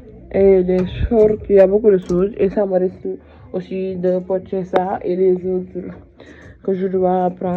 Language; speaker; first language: French; non-native, fluent; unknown